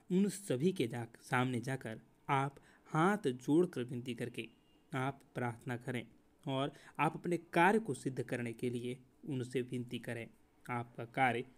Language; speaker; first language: Hindi; native; Hindi